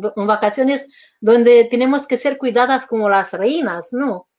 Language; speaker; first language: Spanish; non-native, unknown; Romanian